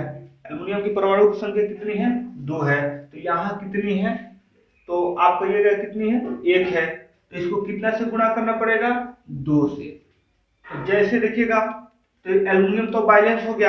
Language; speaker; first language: Hindi; native; Hindi